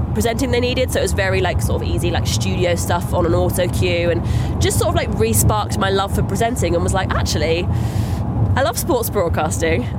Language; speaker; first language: English; native; English